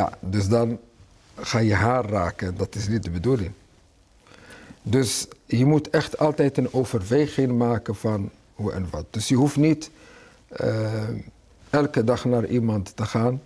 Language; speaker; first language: Dutch; early bilingual, other home language; Arabic